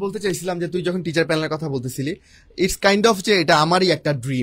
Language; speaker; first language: Bangla; native; Bangla